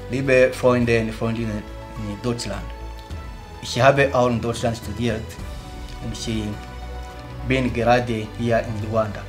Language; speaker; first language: German; non-native, fluent; Kinyarwanda